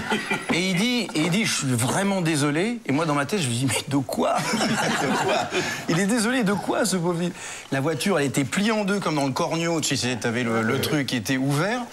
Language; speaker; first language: French; native; French